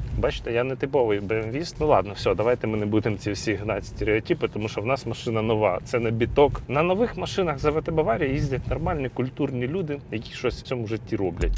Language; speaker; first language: Ukrainian; non-native, local second language; Russian